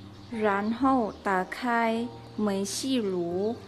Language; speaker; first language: Chinese; non-native, learner; Lao